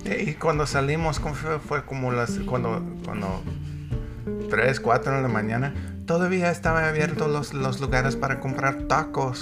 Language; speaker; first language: Spanish; non-native, learner; English